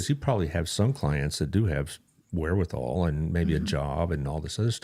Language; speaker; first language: English; native; English